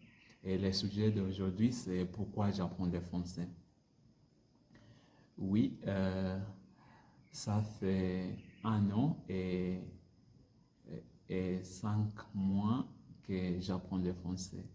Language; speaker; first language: French; non-native, learner; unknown